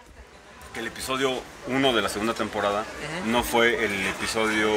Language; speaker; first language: Spanish; native; Spanish